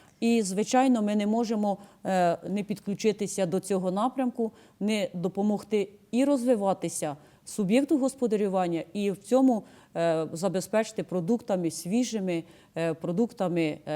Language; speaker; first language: Ukrainian; native; Ukrainian